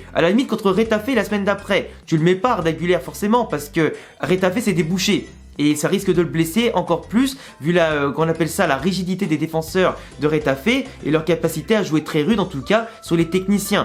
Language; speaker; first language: French; native; French